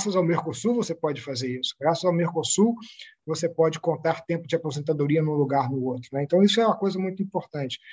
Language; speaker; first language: Portuguese; native; Portuguese